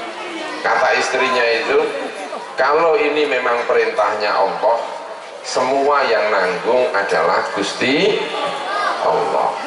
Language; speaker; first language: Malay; non-native, local second language; Javanese